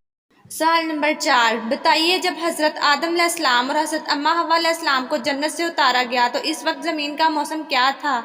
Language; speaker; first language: Urdu; native; Urdu